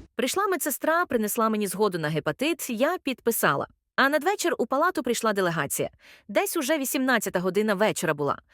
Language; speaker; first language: Ukrainian; native; Ukrainian